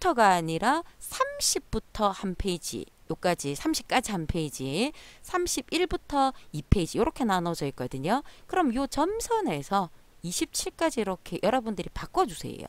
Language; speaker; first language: Korean; native; Korean